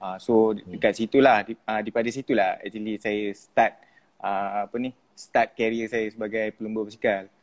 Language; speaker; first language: Malay; native; Malay